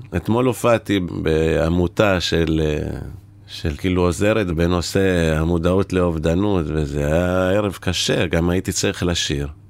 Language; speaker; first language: Hebrew; native; Hebrew